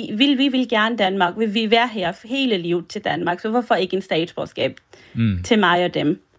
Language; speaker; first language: Danish; early bilingual, other home language; French